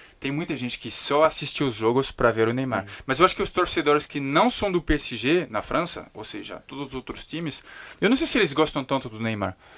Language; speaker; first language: Portuguese; non-native, fluent; French